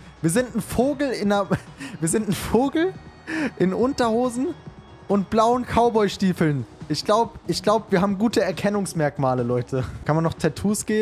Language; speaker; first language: German; native; German